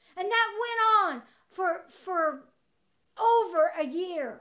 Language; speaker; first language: English; native; English